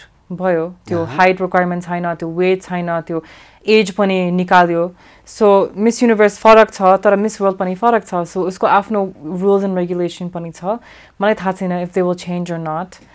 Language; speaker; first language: Nepali; early bilingual, heritage; English